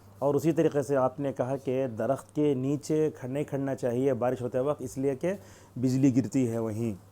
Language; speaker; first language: Urdu; native; Urdu